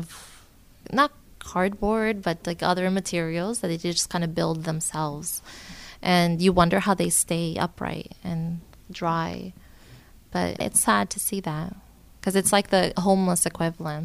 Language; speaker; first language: English; early bilingual, other home language; Portuguese